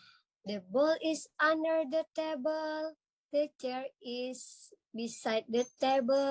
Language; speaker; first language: English; non-native, learner; Indonesian